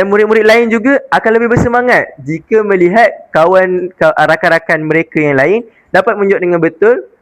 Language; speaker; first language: Malay; native; Malay